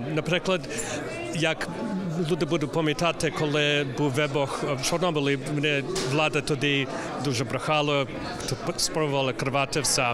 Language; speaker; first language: Ukrainian; early bilingual, heritage; English